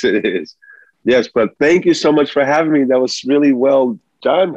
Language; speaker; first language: English; early bilingual, other home language; Spanish